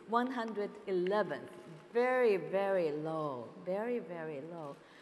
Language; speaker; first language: English; non-native, fluent; Japanese